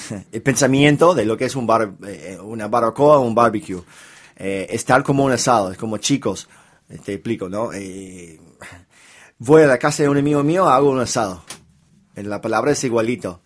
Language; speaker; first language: Spanish; non-native, fluent; English